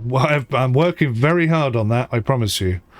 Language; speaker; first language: English; native; English